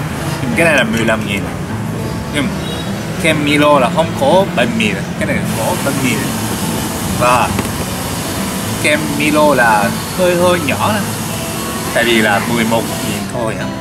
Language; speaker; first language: Vietnamese; non-native, learner; Japanese